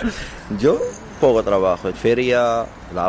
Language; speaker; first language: Spanish; non-native, learner; Arabic